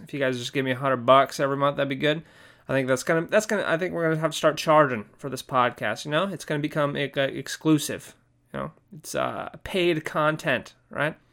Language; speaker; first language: English; native; English